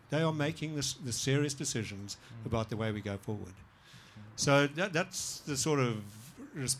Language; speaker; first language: English; native; English